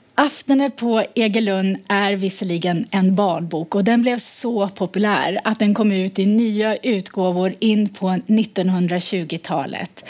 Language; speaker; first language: Swedish; native; Swedish